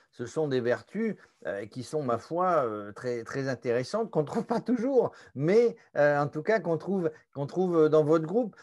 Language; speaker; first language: French; native; French